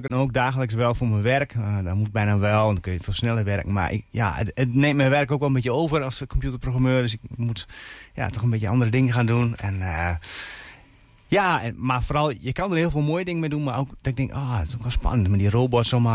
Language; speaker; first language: Dutch; native; Dutch